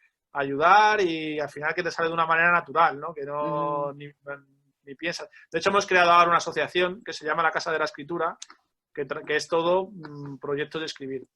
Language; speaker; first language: Spanish; native; Spanish